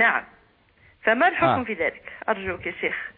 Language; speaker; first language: Arabic; native; Arabic